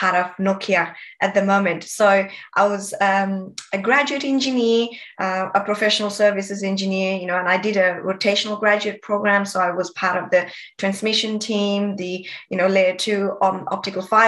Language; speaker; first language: English; non-native, local second language; Nepali